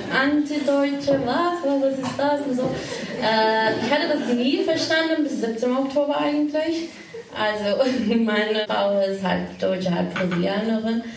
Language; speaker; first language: German; non-native, fluent; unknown